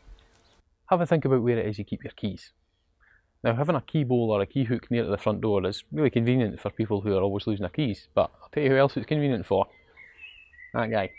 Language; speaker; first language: English; native; English